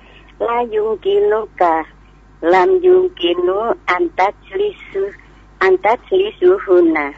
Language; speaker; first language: Arabic; non-native, learner; Indonesian